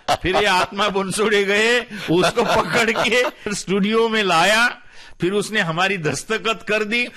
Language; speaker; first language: Hindi; non-native, local second language; Marathi